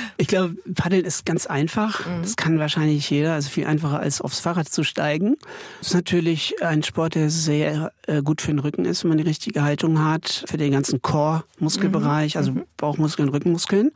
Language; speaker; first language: German; native; German